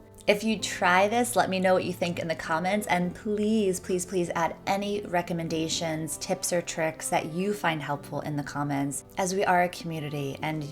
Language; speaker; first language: English; native; English